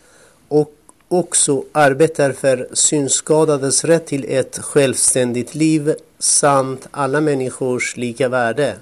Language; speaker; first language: Swedish; non-native, fluent; Kurdish